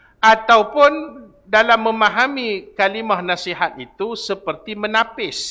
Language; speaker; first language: Malay; native; Malay